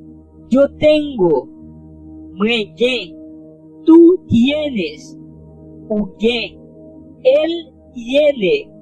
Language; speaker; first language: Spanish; non-native, fluent; Haitian Creole